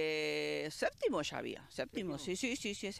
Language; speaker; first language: Spanish; native; Spanish